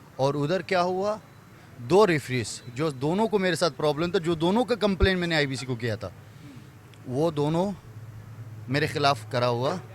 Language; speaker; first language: Hindi; non-native, fluent; Persian